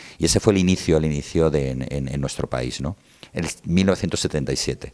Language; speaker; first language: Spanish; native; Spanish